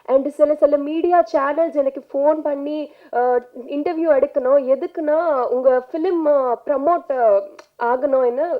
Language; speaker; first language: Tamil; non-native, learner; Telugu